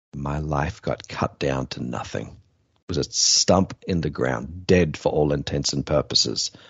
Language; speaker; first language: English; native; English